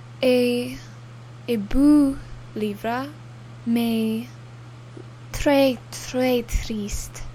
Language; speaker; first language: French; non-native, learner; English